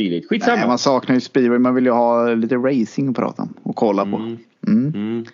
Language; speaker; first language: Swedish; native; Swedish